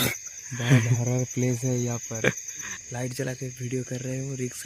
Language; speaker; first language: Hindi; non-native, local second language; Bangla